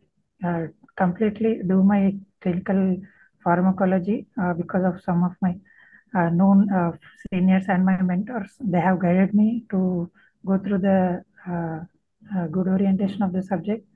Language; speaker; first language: English; non-native, local second language; Telugu